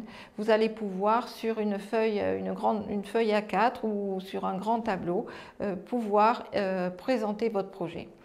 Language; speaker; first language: French; native; French